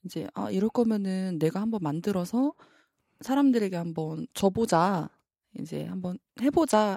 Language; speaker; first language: Korean; native; Korean